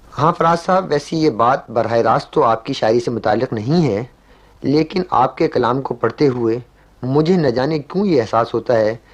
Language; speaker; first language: Urdu; native; Urdu